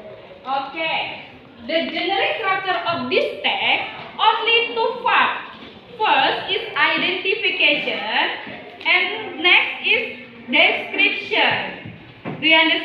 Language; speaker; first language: English; non-native, fluent; Indonesian